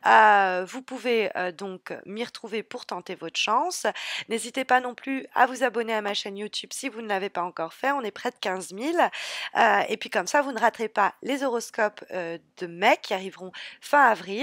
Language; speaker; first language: French; native; French